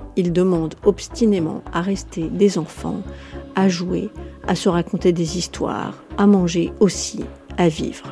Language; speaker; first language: French; native; French